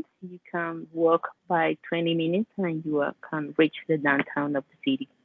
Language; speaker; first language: English; non-native, learner; Spanish